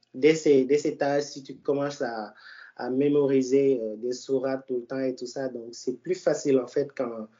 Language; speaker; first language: French; non-native, local second language; Wolof